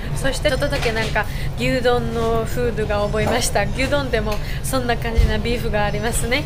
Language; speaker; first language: Japanese; non-native, learner; Georgian